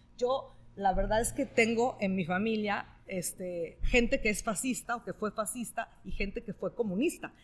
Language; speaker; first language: Spanish; non-native, fluent; Italian